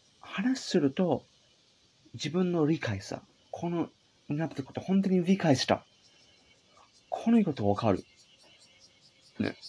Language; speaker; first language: Japanese; non-native, learner; English